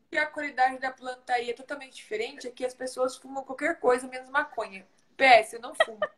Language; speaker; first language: Portuguese; native; Portuguese